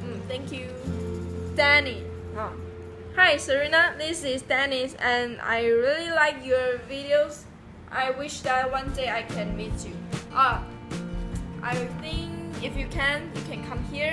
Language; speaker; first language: English; non-native, learner; Chinese